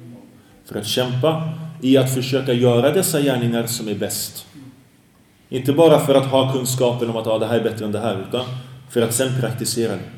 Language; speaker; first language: Swedish; early bilingual, other home language; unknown